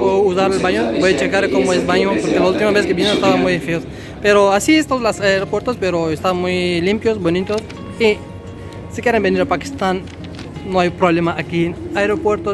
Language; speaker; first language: Spanish; non-native, learner; Urdu